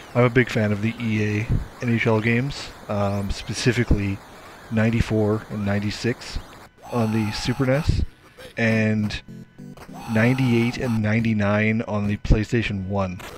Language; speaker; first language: English; native; English